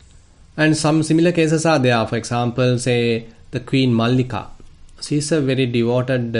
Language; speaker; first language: English; non-native, local second language; Sinhala